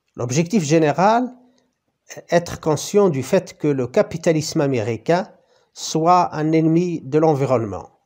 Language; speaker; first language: French; non-native, local second language; Arabic